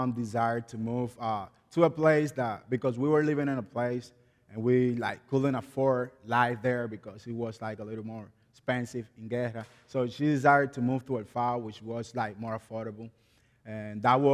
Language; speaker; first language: English; non-native, learner; Spanish